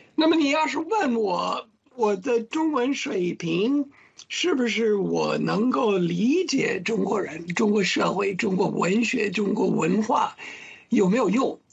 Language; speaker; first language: Chinese; non-native, fluent; English